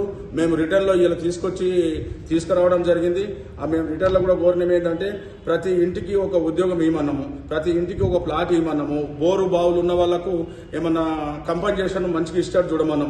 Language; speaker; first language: Telugu; native; Telugu